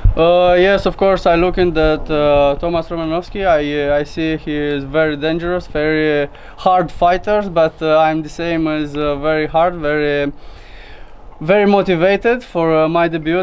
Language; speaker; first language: English; non-native, learner; Romanian